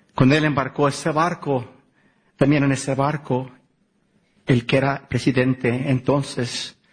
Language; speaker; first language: Spanish; early bilingual, heritage; Spanish